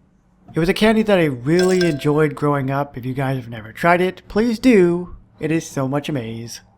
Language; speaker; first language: English; native; English